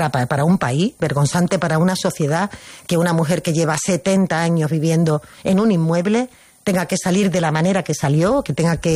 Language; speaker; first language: Spanish; native; Spanish